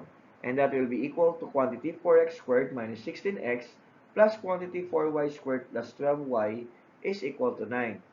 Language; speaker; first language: English; non-native, local second language; Filipino